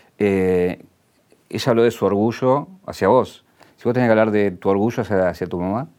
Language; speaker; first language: Spanish; native; Spanish